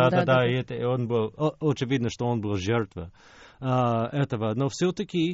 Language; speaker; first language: Russian; non-native, fluent; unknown